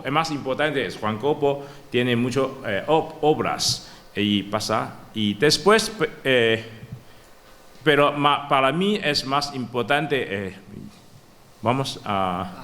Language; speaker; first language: Spanish; non-native, learner; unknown